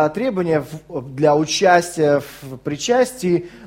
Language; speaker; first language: Russian; native; Russian